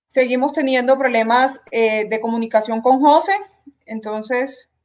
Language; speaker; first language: Spanish; native; Spanish